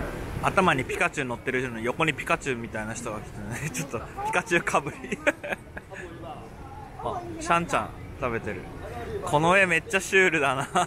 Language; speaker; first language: Japanese; native; Japanese